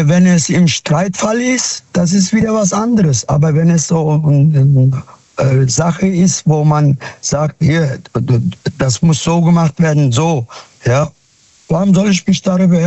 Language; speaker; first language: German; non-native, fluent; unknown